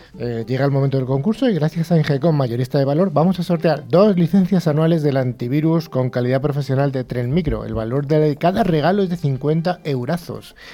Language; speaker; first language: Spanish; native; Spanish